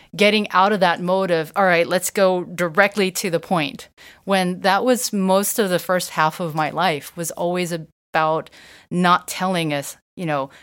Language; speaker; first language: English; native; English